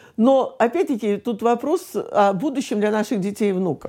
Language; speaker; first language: Russian; native; Russian